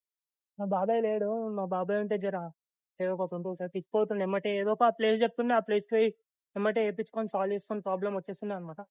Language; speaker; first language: Telugu; native; Telugu